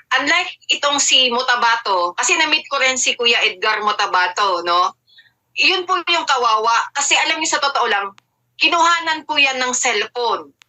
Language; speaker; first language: Filipino; native; Filipino